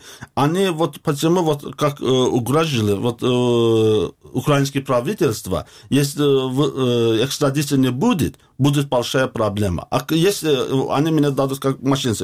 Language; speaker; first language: Russian; non-native, learner; Azerbaijani